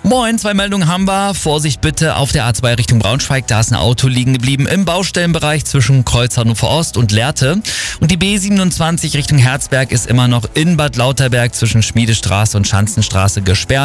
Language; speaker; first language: German; native; German